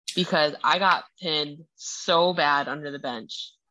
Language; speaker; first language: English; early bilingual, other home language; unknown